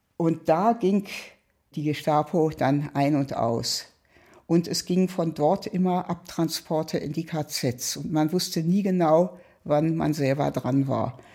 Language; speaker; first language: German; native; German